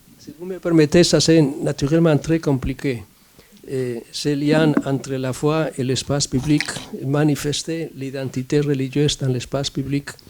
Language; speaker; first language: French; non-native, fluent; Spanish